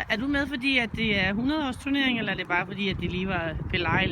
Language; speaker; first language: Danish; native; Danish